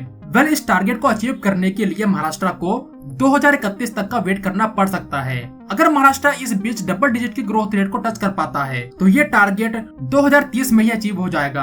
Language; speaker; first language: Hindi; native; Hindi